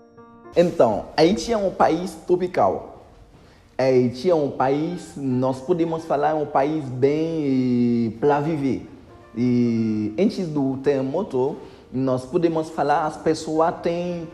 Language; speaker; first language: Portuguese; non-native, learner; Haitian Creole